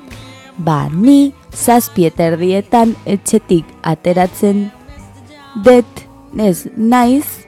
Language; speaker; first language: Basque; non-native, local second language; Spanish